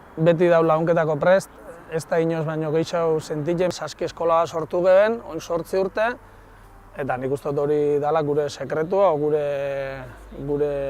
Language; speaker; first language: Basque; native; Basque